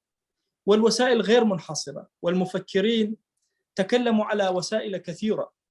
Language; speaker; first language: Arabic; non-native, local second language; Kurdish